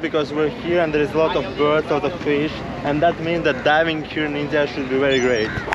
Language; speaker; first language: English; non-native, fluent; Russian